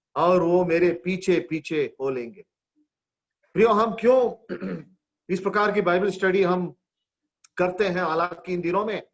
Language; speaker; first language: Hindi; non-native, local second language; Marathi